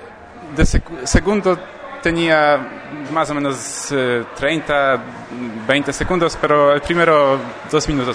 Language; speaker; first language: Spanish; non-native, learner; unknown